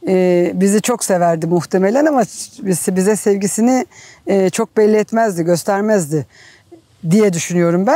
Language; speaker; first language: Turkish; native; Turkish